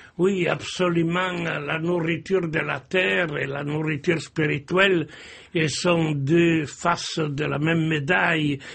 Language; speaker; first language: French; non-native, fluent; Italian